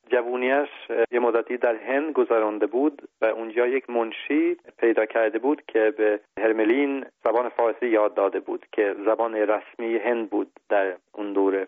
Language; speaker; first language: Persian; non-native, fluent; Swedish